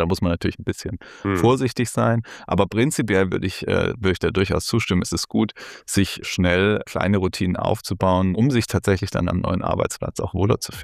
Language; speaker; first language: German; native; German